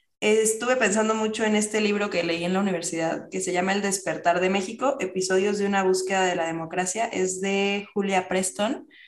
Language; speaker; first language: Spanish; native; Spanish